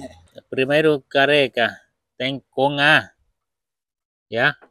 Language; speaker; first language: Portuguese; non-native, learner; Vietnamese